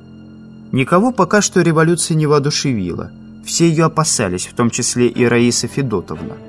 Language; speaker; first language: Russian; native; Russian